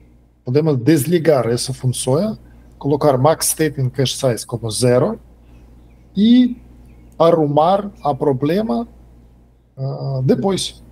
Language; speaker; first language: Portuguese; non-native, fluent; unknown